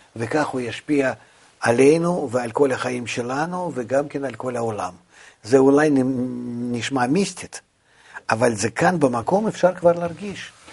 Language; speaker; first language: Hebrew; non-native, fluent; Russian